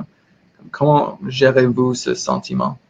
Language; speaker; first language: French; non-native, learner; English